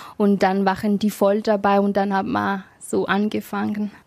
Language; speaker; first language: German; non-native, learner; Malagasy